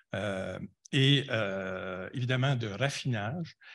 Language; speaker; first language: French; native; French